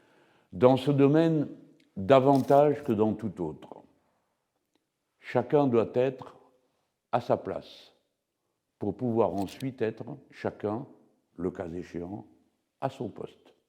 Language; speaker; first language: French; native; French